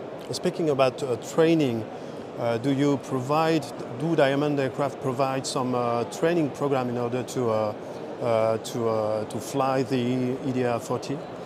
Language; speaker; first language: English; non-native, fluent; French